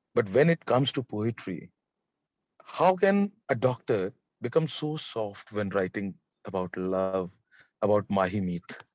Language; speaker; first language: English; non-native, local second language; Hindi